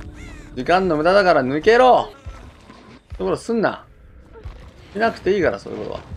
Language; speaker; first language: Japanese; native; Japanese